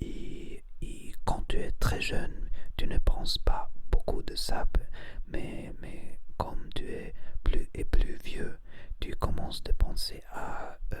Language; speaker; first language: French; non-native, learner; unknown